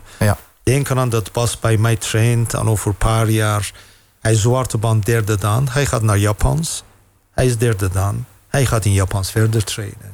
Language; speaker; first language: Dutch; non-native, fluent; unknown